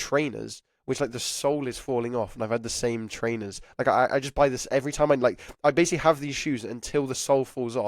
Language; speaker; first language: English; native; English